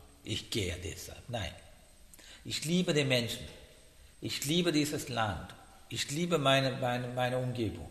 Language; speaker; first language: German; non-native, learner; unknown